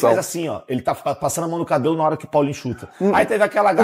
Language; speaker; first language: Portuguese; native; Portuguese